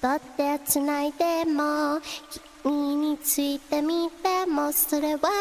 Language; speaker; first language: Japanese; non-native, learner; English